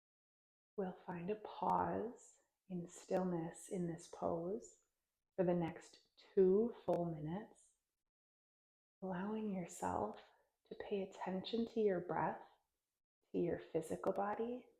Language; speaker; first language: English; native; English